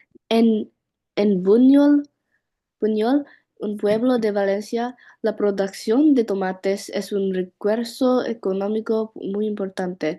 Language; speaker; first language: Spanish; non-native, learner; English